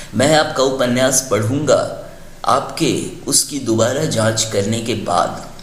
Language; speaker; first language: Hindi; native; Hindi